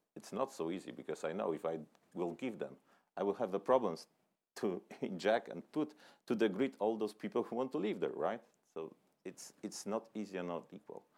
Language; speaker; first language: English; non-native, fluent; Polish